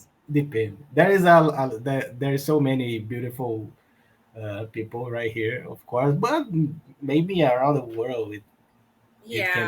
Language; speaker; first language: English; non-native, learner; Portuguese